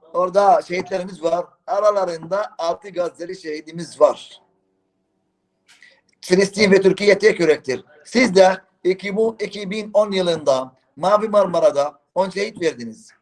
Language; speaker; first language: Turkish; non-native, fluent; Arabic